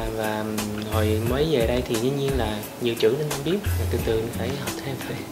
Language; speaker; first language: Vietnamese; early bilingual, heritage; Vietnamese